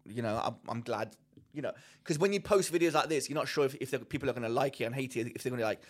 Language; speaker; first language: English; non-native, fluent; Greek